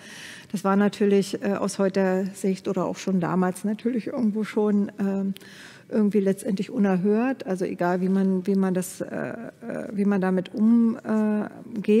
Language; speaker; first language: German; native; German